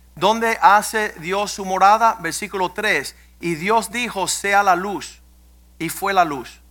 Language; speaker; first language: Spanish; early bilingual, heritage; Spanish